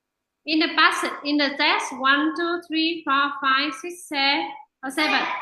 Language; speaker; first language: English; non-native, fluent; Vietnamese